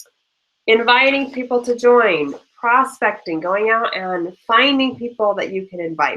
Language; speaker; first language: English; native; English